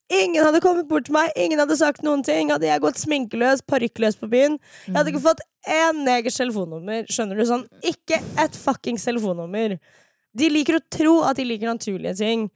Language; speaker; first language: Norwegian; early bilingual, other home language; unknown